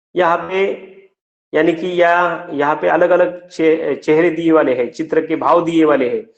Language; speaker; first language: Hindi; non-native, local second language; Marathi